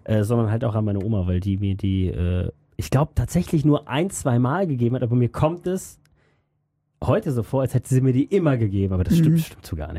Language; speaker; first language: German; native; German